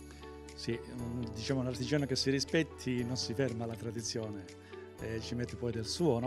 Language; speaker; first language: Italian; native; Italian